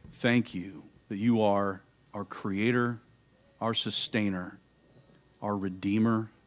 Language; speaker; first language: English; native; English